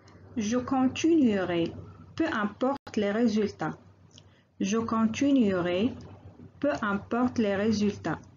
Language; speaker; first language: French; non-native, local second language; Arabic